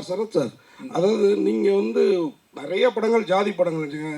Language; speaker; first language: Tamil; native; Tamil